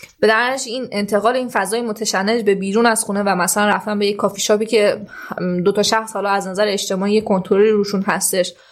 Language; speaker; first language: Persian; native; Persian